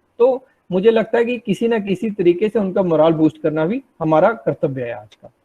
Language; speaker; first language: Hindi; non-native, local second language; Punjabi